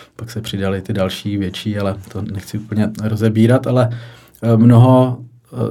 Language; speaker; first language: Czech; native; Czech